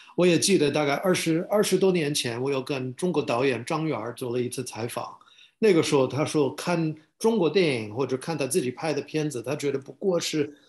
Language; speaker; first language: Chinese; non-native, fluent; English